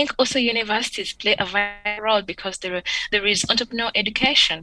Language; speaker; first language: English; non-native, local second language; Ganda